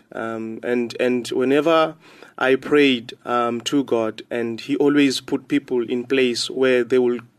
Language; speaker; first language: English; non-native, local second language; Xhosa